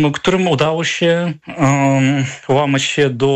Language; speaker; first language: Polish; non-native, fluent; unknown